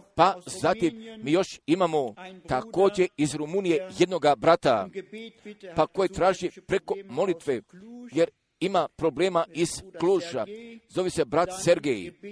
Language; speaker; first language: Croatian; early bilingual, heritage; Croatian